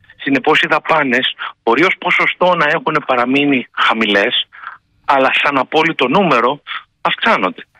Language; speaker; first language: Greek; native; Greek